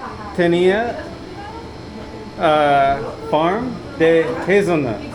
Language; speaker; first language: Spanish; non-native, learner; English